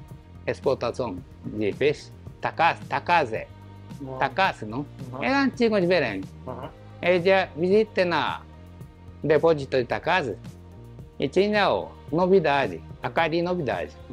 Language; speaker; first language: Portuguese; non-native, learner; Japanese